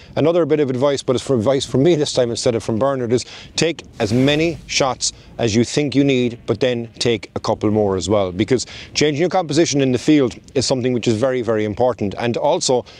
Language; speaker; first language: English; native; English